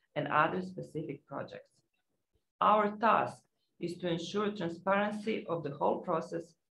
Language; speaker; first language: English; non-native, fluent; Croatian